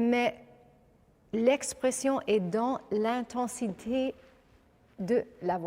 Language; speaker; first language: French; non-native, fluent; English